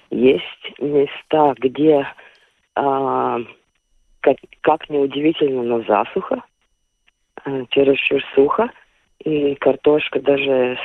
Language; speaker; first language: Russian; non-native, local second language; Latvian